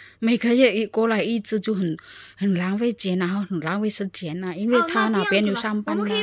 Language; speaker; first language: Chinese; non-native, fluent; Indonesian